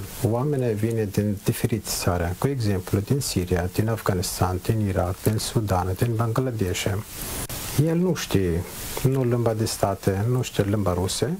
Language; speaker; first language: Romanian; non-native, learner; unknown